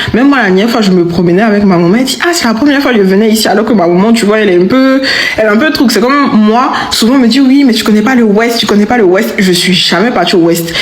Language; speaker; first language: French; native; French